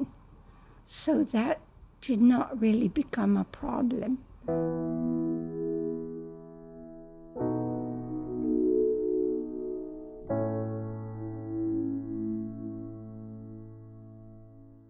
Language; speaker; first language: English; native; English